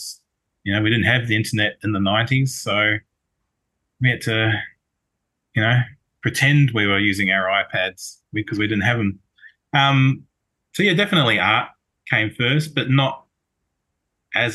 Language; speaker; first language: English; native; English